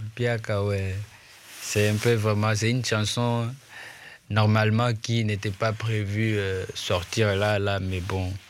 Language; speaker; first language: French; non-native, local second language; Swahili